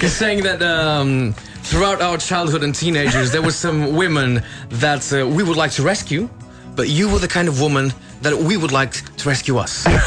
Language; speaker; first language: English; non-native, fluent; Portuguese